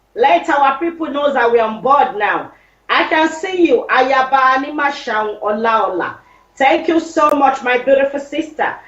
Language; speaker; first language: English; non-native, local second language; Yoruba